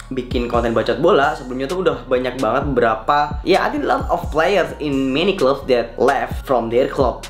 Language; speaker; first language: English; non-native, learner; Indonesian